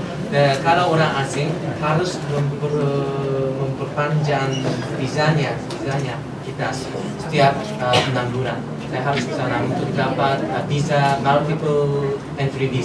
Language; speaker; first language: Indonesian; non-native, fluent; Japanese